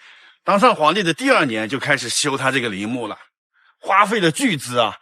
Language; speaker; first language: Chinese; native; Chinese